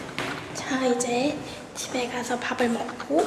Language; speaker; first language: German; non-native, learner; Korean